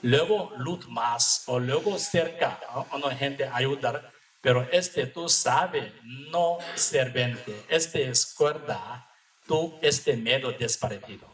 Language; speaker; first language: Spanish; non-native, learner; Tibetan